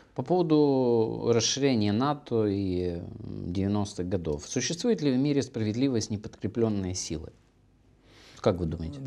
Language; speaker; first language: Russian; native; Russian